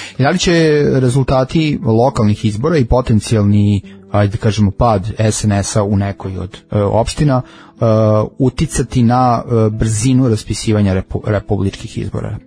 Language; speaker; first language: Serbian; native; Serbian